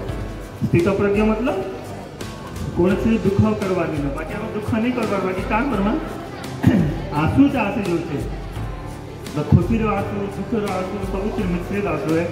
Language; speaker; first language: Hindi; non-native, local second language; Odia